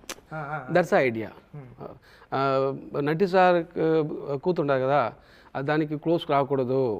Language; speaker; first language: Telugu; non-native, local second language; Tamil